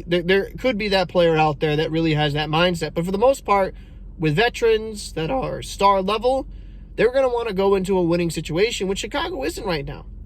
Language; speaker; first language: English; native; English